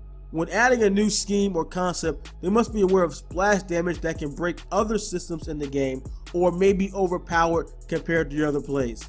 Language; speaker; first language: English; native; English